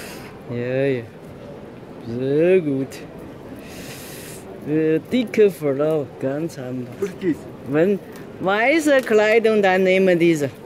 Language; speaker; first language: German; non-native, learner; Chinese